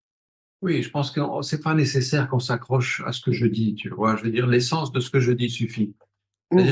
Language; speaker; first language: French; native; French